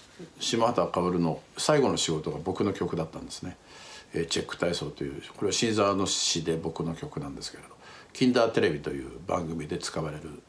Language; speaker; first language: Japanese; native; Japanese